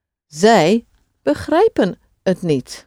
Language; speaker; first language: Dutch; non-native, fluent; English